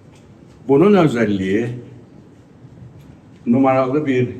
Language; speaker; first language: Turkish; early bilingual, heritage; Turkish